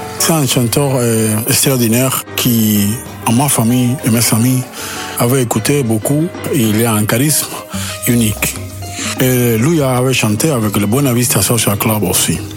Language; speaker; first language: French; non-native, learner; Spanish